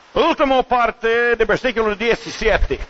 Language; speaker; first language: Spanish; non-native, learner; English